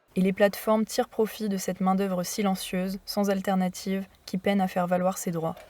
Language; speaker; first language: French; native; French